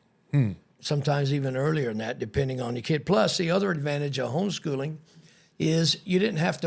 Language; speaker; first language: English; native; English